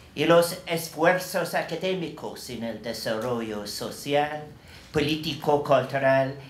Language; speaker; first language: Spanish; non-native, learner; English